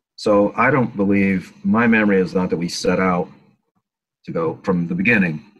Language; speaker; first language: English; native; English